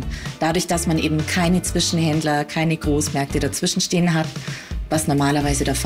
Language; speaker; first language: German; native; German